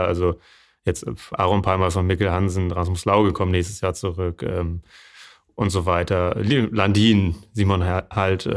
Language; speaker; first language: German; native; German